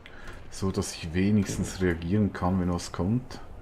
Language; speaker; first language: German; native; German